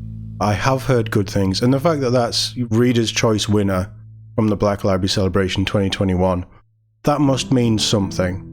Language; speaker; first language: English; native; English